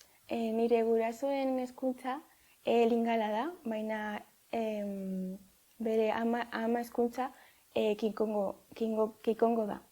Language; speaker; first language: Basque; non-native, local second language; Spanish